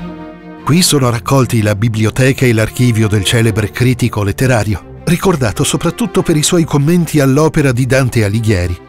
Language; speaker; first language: Italian; native; Italian